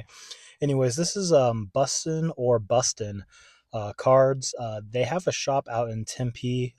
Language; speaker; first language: English; native; English